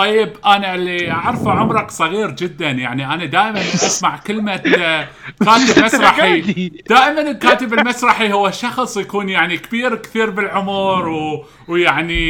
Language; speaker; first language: Arabic; native; Arabic